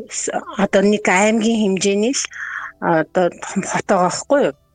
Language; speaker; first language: Mongolian; native; Mongolian